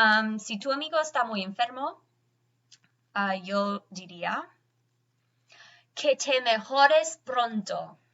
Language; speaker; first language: Spanish; non-native, fluent; English